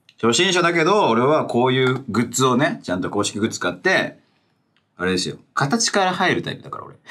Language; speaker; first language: Japanese; native; Japanese